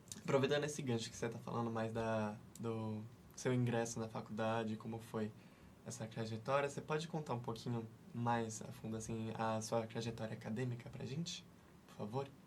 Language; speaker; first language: Portuguese; native; Portuguese